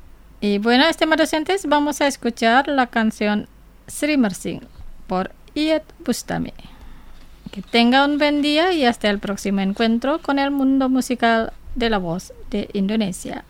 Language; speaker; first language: Spanish; non-native, fluent; Indonesian